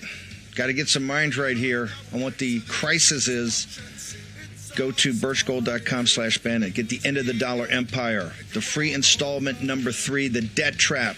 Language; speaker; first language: English; native; English